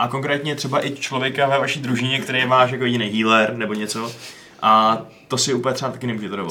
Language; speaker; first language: Czech; native; Czech